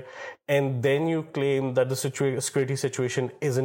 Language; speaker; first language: English; non-native, local second language; Kashmiri